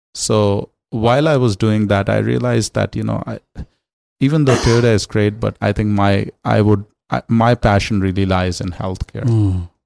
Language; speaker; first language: English; non-native, local second language; Hindi